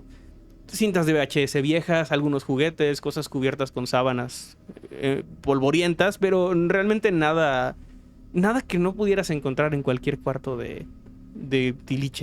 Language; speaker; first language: Spanish; native; Spanish